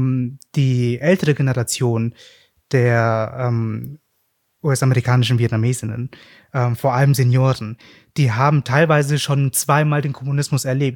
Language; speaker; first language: German; native; German